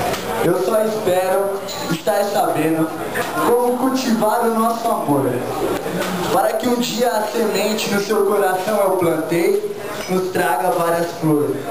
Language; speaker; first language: Portuguese; native; Portuguese